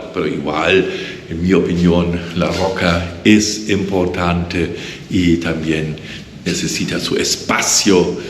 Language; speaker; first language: Spanish; non-native, fluent; German